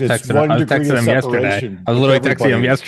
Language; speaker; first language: English; native; English